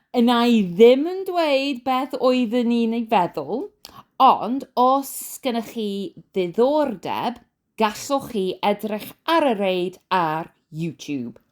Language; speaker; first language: Welsh; non-native, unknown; English